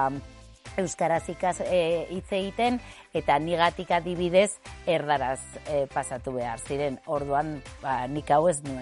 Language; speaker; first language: Basque; non-native, local second language; Spanish